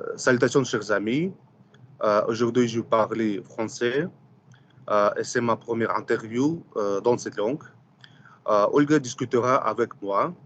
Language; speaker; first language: French; non-native, learner; Russian